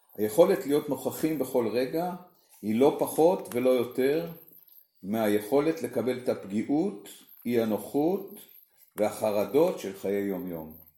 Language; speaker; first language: Hebrew; native; Hebrew